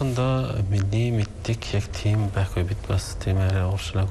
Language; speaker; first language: Mongolian; non-native, fluent; Turkish